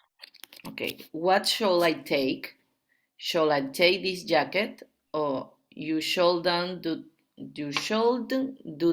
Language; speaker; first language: English; non-native, learner; Spanish